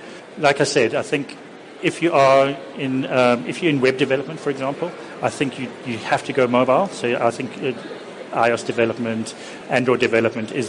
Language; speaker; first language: English; native; English